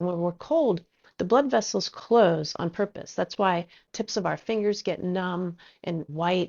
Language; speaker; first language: English; native; English